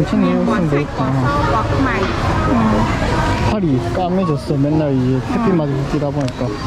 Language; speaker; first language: Korean; native; Korean